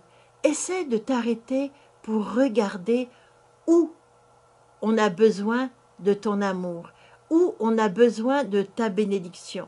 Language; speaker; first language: French; native; French